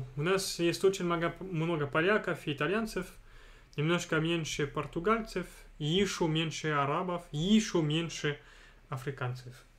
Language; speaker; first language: Russian; non-native, fluent; French